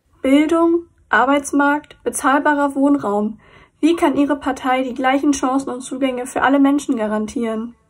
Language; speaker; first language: German; native; German